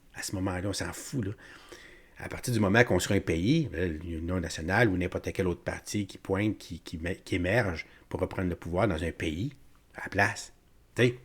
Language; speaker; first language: French; native; French